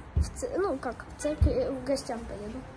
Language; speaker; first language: Russian; early bilingual, heritage; Russian